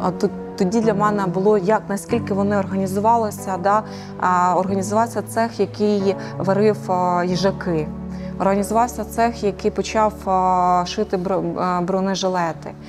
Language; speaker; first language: Ukrainian; native; Ukrainian